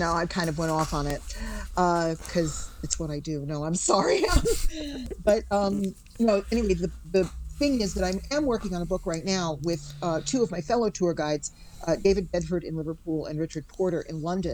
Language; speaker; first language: English; native; English